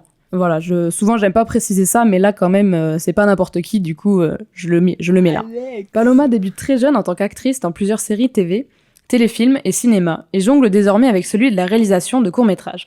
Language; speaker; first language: French; native; French